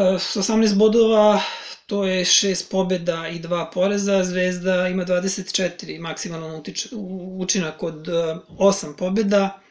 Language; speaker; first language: Serbian; native; Serbian